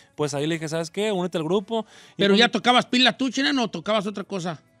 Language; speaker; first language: Spanish; native; Spanish